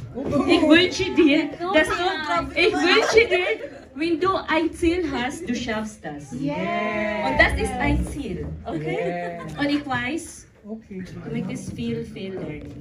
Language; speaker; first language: German; non-native, fluent; Filipino